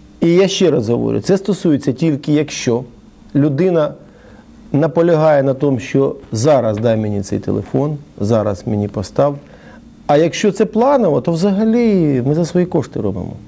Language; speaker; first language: Ukrainian; native; Ukrainian